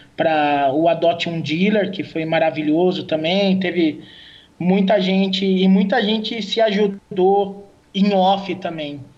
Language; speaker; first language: Portuguese; native; Portuguese